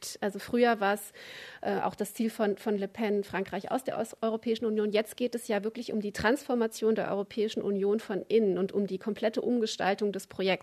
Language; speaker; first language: German; native; German